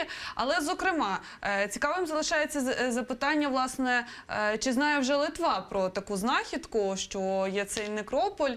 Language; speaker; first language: Ukrainian; native; Ukrainian